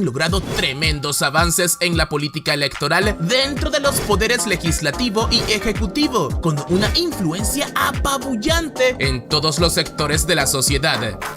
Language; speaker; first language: Spanish; native; Spanish